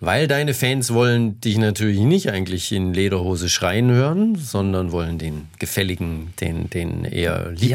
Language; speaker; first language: German; native; German